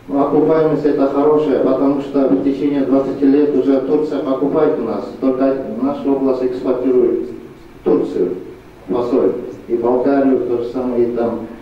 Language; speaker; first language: Russian; non-native, local second language; Kyrgyz